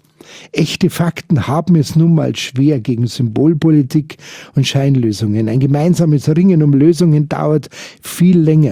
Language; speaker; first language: German; native; German